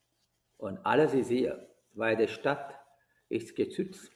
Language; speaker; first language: German; non-native, fluent; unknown